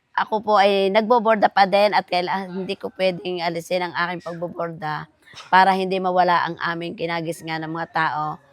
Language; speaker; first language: Filipino; native; Filipino